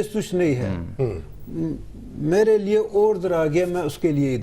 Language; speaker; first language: Hindi; non-native, learner; Turkish